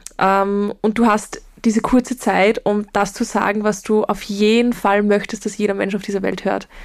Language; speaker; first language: German; native; German